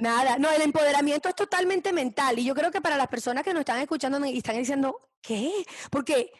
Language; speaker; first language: Spanish; early bilingual, heritage; Spanish